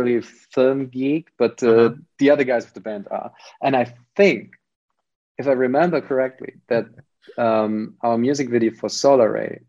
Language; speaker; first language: English; non-native, fluent; German